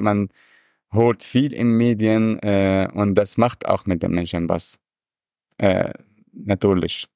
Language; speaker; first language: German; non-native, fluent; Arabic